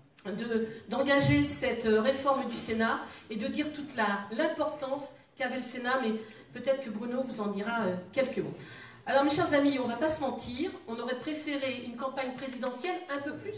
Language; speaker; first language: French; native; French